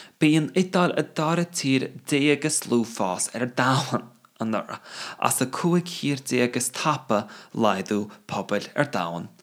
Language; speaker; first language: Irish; non-native, fluent; English